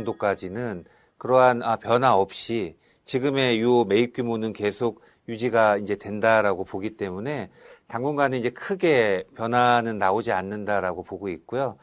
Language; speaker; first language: Korean; native; Korean